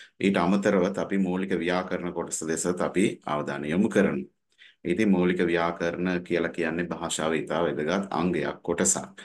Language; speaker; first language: Sinhala; non-native, local second language; Tamil